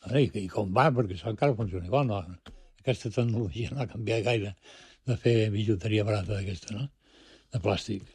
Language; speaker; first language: Catalan; early bilingual, other home language; Spanish